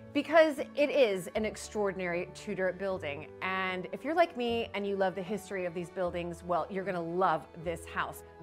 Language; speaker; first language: English; native; English